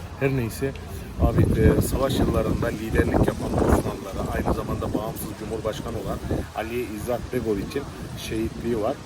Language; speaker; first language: Turkish; native; Turkish